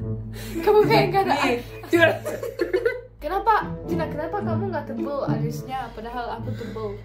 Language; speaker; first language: Indonesian; early bilingual, other home language; Russian